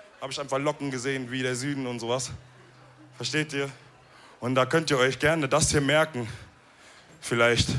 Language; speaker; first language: German; early bilingual, other home language; Wolof